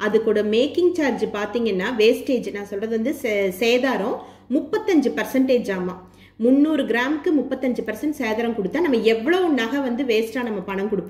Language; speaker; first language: Tamil; native; Tamil